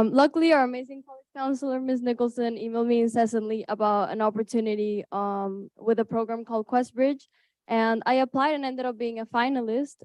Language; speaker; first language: English; early bilingual, other home language; Spanish